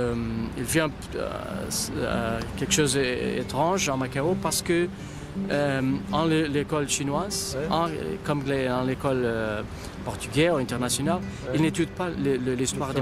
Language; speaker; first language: French; non-native, fluent; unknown